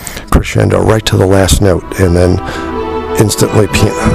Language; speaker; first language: English; native; English